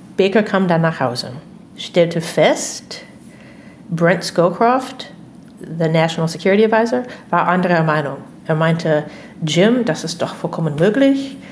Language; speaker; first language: German; non-native, fluent; English